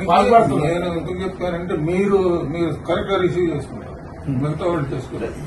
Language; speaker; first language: Telugu; native; Telugu